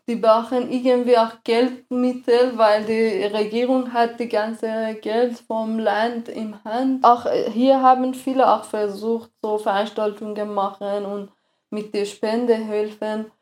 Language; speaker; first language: German; non-native, fluent; Persian